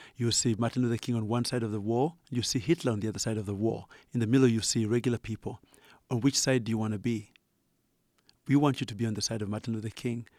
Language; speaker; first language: English; non-native, local second language; Ganda